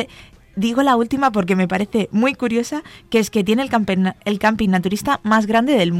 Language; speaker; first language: Spanish; native; Spanish